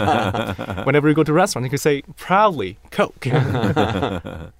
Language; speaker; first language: English; non-native, local second language; Cantonese